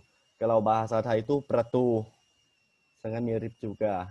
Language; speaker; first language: Indonesian; non-native, fluent; Thai